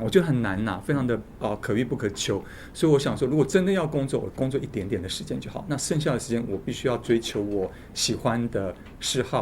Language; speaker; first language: Chinese; native; Chinese